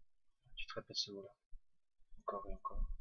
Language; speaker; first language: French; native; French